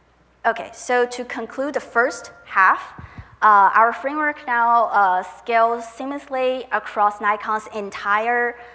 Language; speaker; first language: English; non-native, fluent; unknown